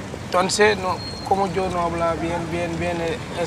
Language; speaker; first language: Spanish; non-native, learner; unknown